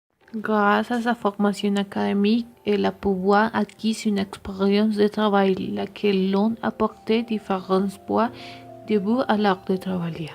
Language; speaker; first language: French; non-native, learner; Spanish